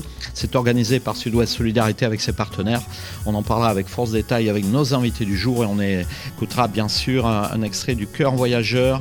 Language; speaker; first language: French; native; French